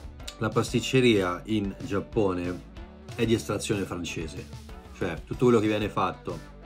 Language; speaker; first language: Italian; native; Italian